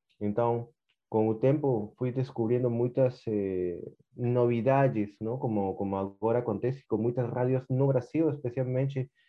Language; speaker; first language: Portuguese; non-native, fluent; Spanish